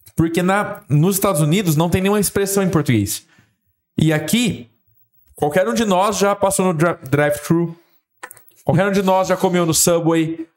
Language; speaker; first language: Portuguese; native; Portuguese